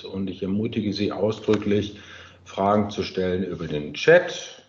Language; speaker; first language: German; native; German